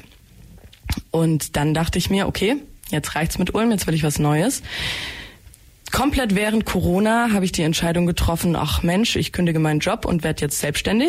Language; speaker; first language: German; native; German